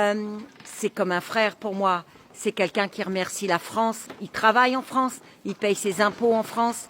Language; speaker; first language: French; native; French